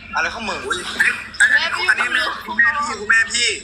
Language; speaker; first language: Thai; native; Thai